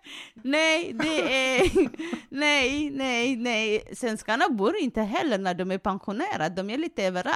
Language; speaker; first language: Swedish; non-native, fluent; Tigrinya